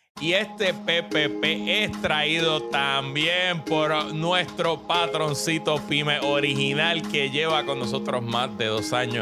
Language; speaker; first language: Spanish; native; Spanish